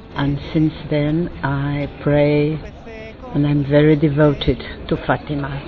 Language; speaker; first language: English; non-native, fluent; Portuguese